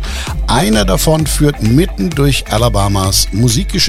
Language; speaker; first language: German; native; German